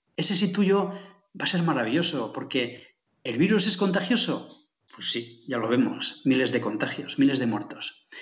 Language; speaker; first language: Spanish; native; Spanish